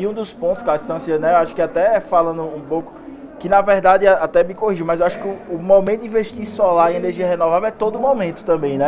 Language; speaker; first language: Portuguese; native; Portuguese